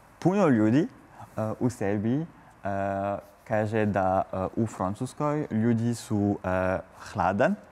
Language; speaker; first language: Croatian; non-native, learner; French